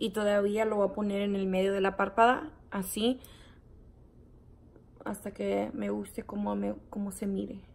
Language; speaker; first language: Spanish; early bilingual, heritage; Spanish